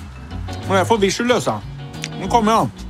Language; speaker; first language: Swedish; native; Swedish